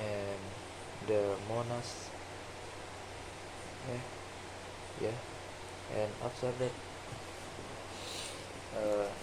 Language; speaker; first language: English; non-native, learner; Indonesian